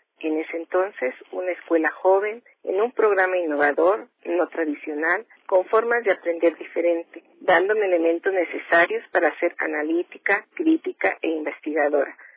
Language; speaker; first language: Spanish; native; Spanish